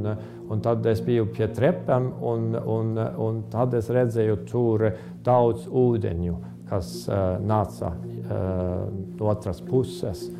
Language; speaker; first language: Latvian; non-native, fluent; Estonian